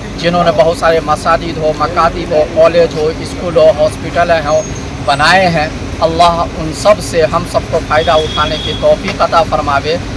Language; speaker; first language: Urdu; non-native, local second language; Gujarati